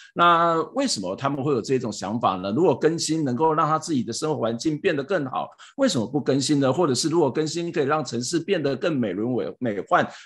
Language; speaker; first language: Chinese; native; Chinese